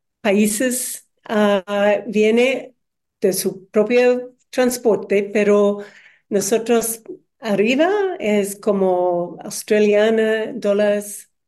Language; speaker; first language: Spanish; non-native, learner; English